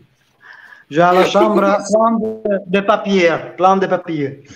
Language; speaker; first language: French; non-native, learner; Italian